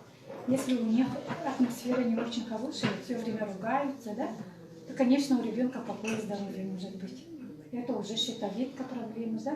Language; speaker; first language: Russian; native; Russian